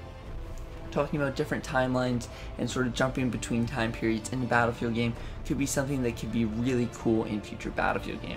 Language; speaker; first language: English; native; English